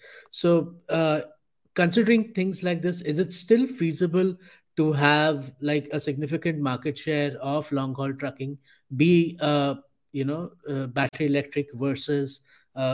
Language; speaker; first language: English; non-native, local second language; Hindi